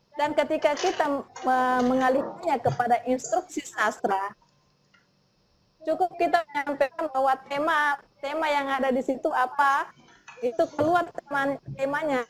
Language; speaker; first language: Indonesian; native; Indonesian